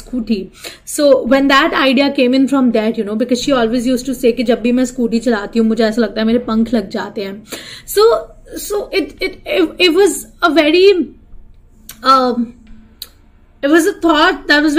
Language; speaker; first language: English; non-native, local second language; Hindi